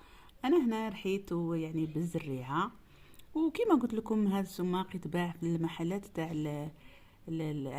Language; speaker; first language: Arabic; native; Arabic